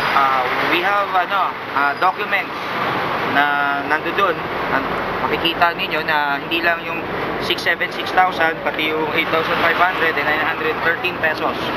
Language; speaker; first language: Filipino; non-native, local second language; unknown